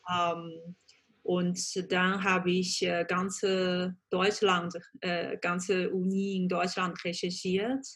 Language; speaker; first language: German; non-native, fluent; Chinese